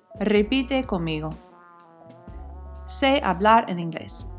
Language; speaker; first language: Spanish; non-native, fluent; English